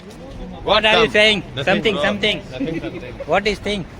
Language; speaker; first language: English; non-native, learner; Gujarati